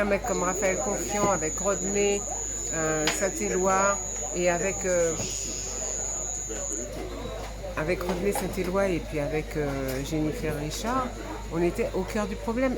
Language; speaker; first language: French; native; French